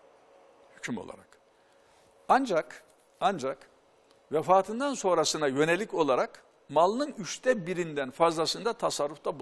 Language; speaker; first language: Turkish; native; Turkish